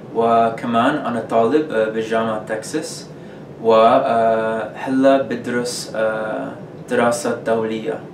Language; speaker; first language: Arabic; non-native, learner; English